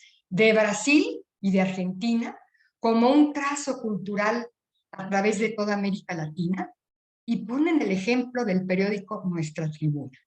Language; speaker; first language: Spanish; native; Spanish